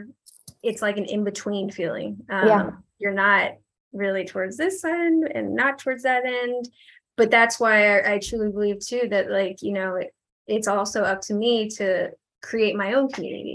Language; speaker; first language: English; native; English